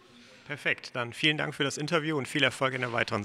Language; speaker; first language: German; native; German